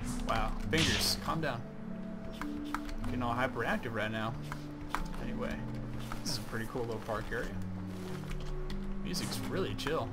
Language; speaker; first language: English; native; English